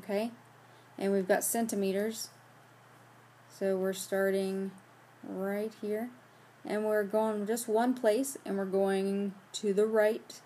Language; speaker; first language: English; native; English